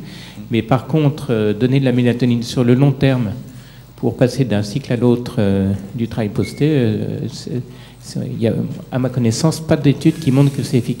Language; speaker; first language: French; native; French